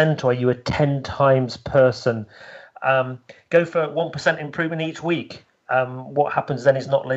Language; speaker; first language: English; native; English